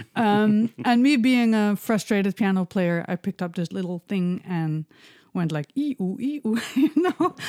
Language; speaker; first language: English; non-native, fluent; Dutch